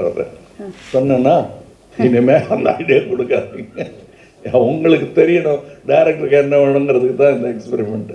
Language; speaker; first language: Tamil; native; Tamil